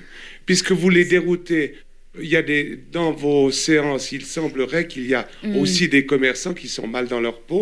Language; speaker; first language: French; native; French